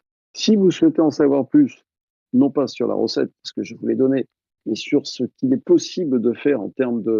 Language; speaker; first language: French; native; French